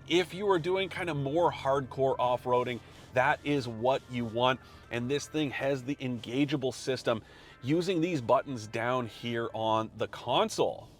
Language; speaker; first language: English; native; English